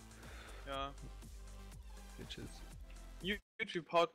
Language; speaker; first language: German; native; German